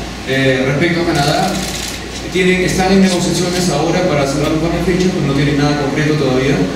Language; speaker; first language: Spanish; native; Spanish